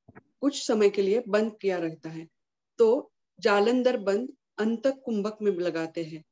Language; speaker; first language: Hindi; non-native, local second language; Marathi